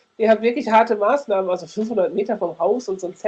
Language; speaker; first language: German; native; German